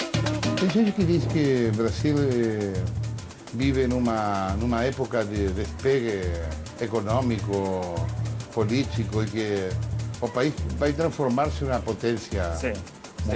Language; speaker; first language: Portuguese; non-native, learner; Spanish